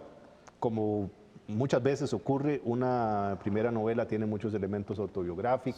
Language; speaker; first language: Spanish; native; Spanish